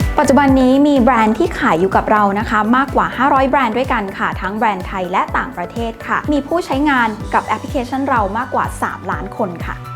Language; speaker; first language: Thai; native; Thai